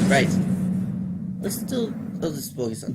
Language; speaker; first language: English; native; English